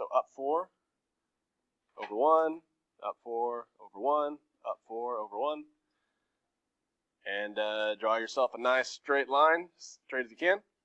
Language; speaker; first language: English; native; English